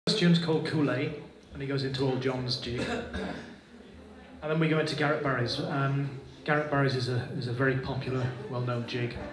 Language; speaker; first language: English; native; English